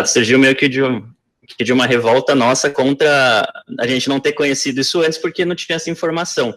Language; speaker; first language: Portuguese; native; Portuguese